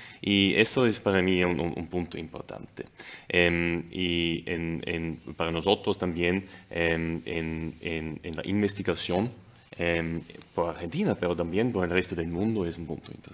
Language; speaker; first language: Spanish; non-native, fluent; German